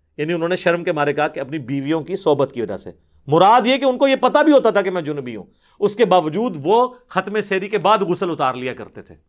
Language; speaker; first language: Urdu; non-native, local second language; Punjabi